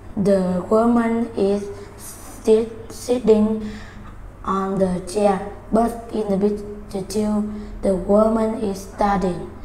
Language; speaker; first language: English; non-native, learner; Vietnamese